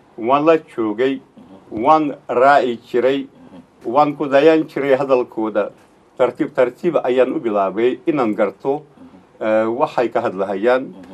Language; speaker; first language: Somali; non-native, fluent; Russian